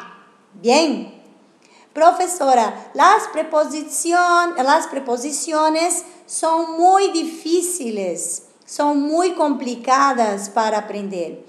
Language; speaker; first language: Spanish; non-native, fluent; Portuguese